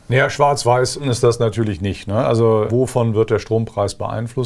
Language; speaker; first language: German; native; German